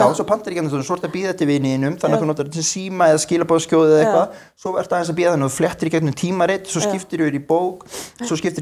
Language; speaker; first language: Icelandic; native; Icelandic